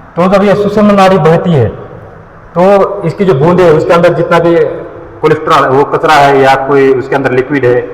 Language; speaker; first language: Hindi; non-native, local second language; Marathi